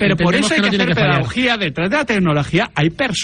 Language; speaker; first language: Spanish; native; Spanish